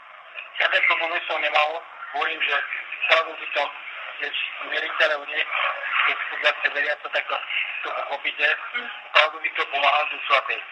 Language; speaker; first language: Czech; non-native, local second language; Romany